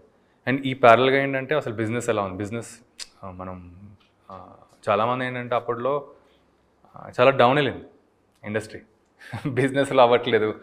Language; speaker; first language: Telugu; native; Telugu